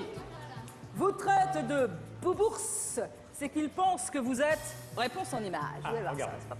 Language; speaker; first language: French; native; French